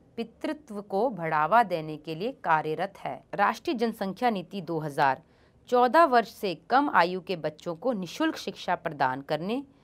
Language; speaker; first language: Hindi; native; Hindi